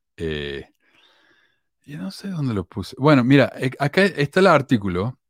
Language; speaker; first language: Spanish; native; Spanish